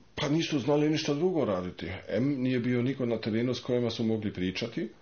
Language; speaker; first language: Croatian; non-native, fluent; German